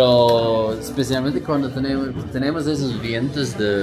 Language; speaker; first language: Spanish; non-native, fluent; Swedish